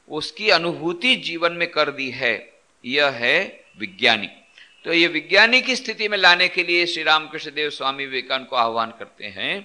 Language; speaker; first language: Hindi; non-native, local second language; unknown